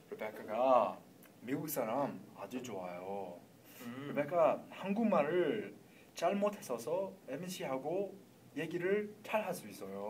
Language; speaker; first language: Korean; non-native, learner; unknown